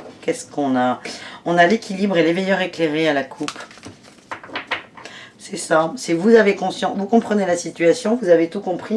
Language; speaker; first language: French; native; French